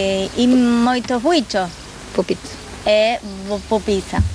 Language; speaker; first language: Bulgarian; non-native, learner; Spanish